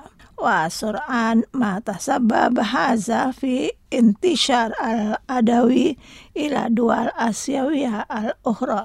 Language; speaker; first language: Arabic; non-native, fluent; Indonesian